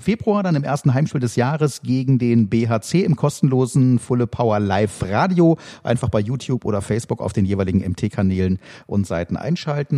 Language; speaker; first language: German; native; German